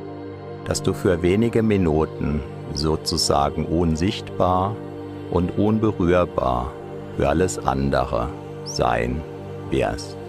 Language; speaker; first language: German; native; German